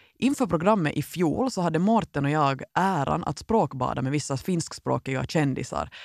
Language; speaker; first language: Swedish; native; Swedish